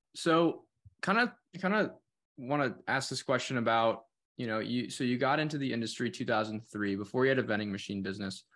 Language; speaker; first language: English; native; English